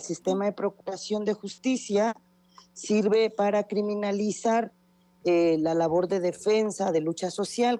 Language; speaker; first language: Spanish; native; Spanish